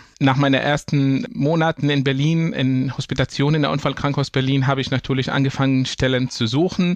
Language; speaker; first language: German; non-native, fluent; Arabic